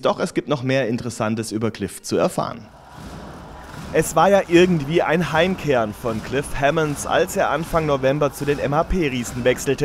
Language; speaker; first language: German; native; German